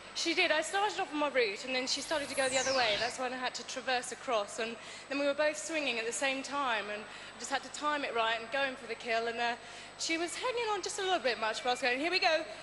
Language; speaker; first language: English; native; English